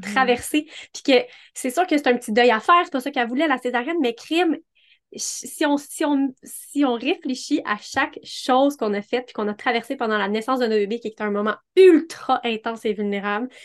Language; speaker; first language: French; native; French